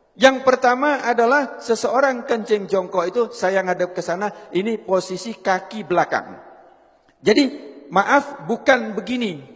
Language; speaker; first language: Indonesian; native; Indonesian